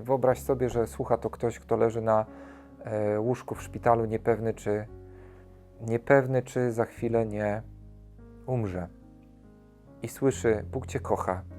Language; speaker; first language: Polish; native; Polish